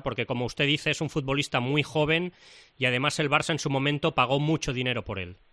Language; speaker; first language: Spanish; native; Spanish